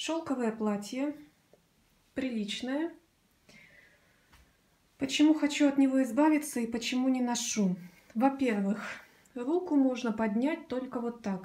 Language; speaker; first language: Russian; native; Russian